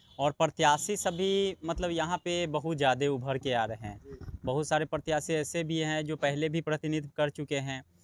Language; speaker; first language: Hindi; native; Hindi